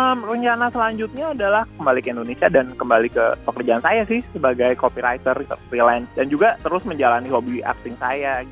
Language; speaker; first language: Indonesian; native; Indonesian